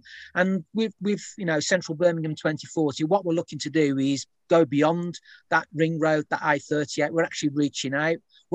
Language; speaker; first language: English; native; English